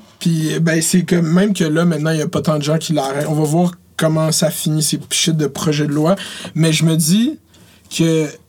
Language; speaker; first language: French; native; French